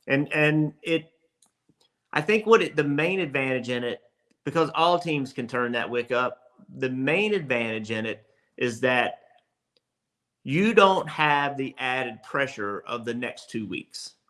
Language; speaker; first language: English; native; English